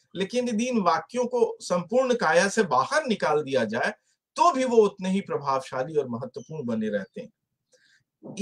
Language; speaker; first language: Hindi; native; Hindi